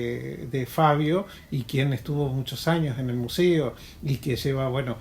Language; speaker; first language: Spanish; native; Spanish